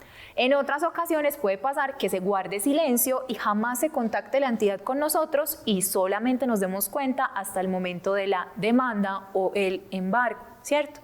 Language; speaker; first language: Spanish; native; Spanish